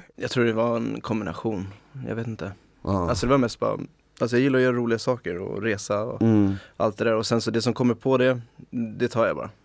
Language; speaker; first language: Swedish; native; Swedish